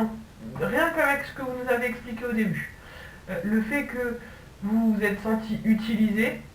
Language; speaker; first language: French; native; French